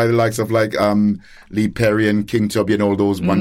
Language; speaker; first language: English; native; English